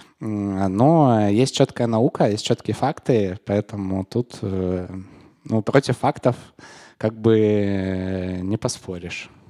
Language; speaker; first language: Russian; native; Russian